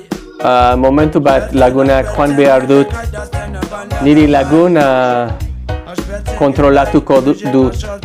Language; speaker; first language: Basque; non-native, learner; English